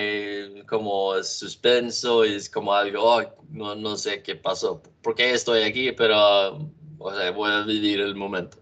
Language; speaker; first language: Spanish; non-native, learner; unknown